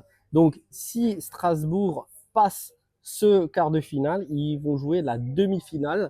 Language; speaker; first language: French; native; French